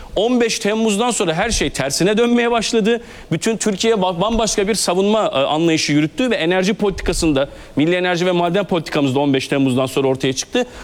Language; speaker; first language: Turkish; native; Turkish